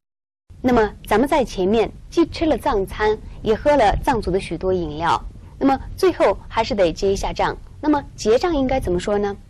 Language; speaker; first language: Chinese; non-native, local second language; Tibetan